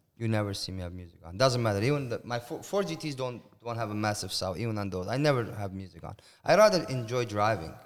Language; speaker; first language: English; non-native, fluent; Persian